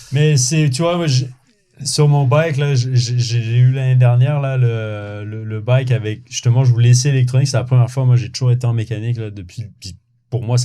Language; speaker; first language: French; native; French